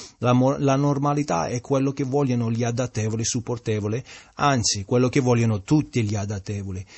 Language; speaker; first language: Italian; early bilingual, heritage; Italian